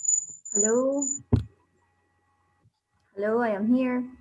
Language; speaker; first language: English; non-native, fluent; Arabic